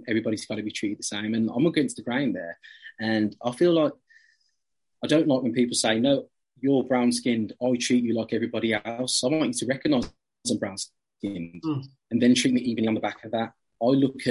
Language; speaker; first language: English; native; English